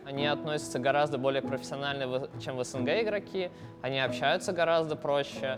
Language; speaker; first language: Russian; native; Russian